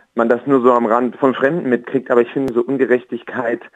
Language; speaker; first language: German; native; German